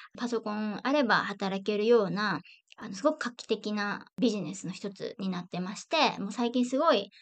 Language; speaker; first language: Japanese; native; Japanese